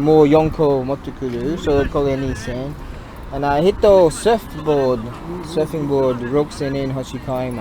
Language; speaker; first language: Japanese; non-native, learner; English